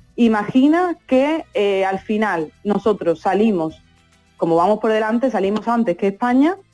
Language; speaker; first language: Spanish; native; Spanish